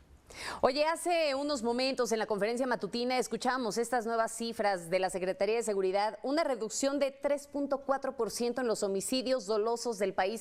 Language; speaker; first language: Spanish; native; Spanish